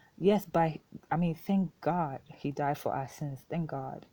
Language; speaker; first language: English; non-native, local second language; Akan